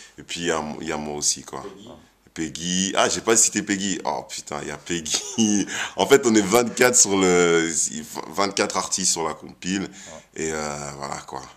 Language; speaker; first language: French; native; French